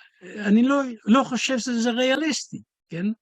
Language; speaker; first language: Hebrew; non-native, fluent; Dutch